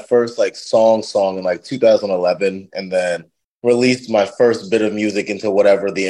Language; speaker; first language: English; native; English